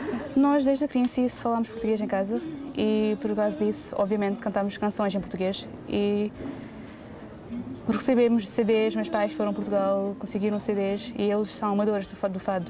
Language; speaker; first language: Portuguese; early bilingual, heritage; Konkani